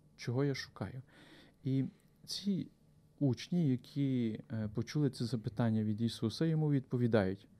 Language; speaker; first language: Ukrainian; native; Ukrainian